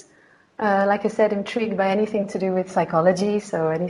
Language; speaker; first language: English; native; English